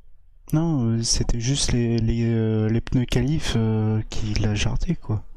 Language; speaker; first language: French; native; French